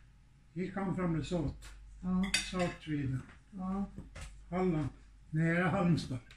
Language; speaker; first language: English; non-native, learner; Swedish